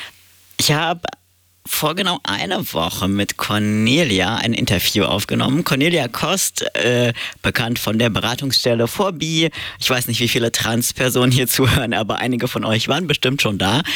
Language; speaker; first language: German; native; German